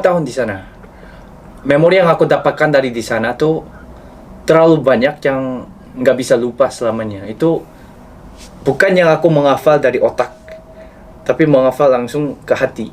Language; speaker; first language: Indonesian; non-native, fluent; Korean